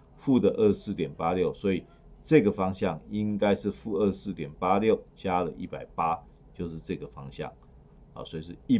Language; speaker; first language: Chinese; native; Chinese